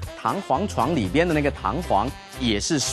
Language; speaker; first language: Chinese; native; Chinese